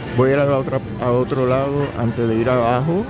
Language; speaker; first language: Spanish; early bilingual, heritage; Spanish